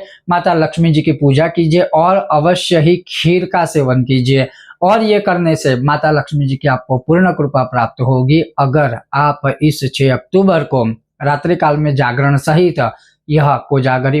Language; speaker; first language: Hindi; native; Hindi